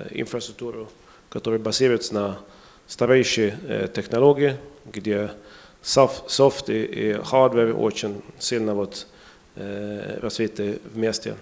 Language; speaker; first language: Russian; non-native, fluent; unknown